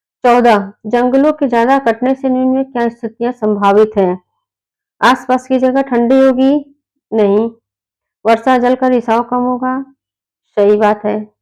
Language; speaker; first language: Hindi; native; Hindi